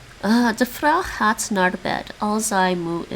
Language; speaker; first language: Dutch; non-native, learner; English